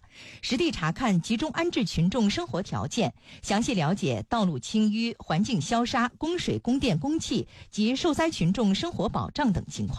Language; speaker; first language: Chinese; native; Chinese